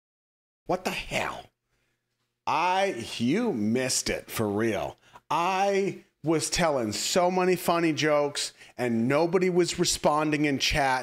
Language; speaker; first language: English; native; English